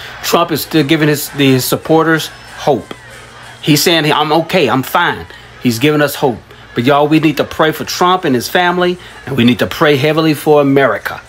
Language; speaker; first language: English; native; English